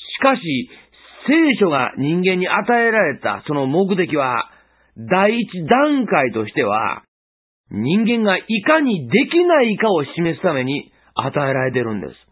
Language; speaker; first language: Japanese; native; Japanese